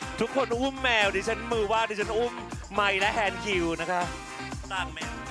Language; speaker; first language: Thai; native; Thai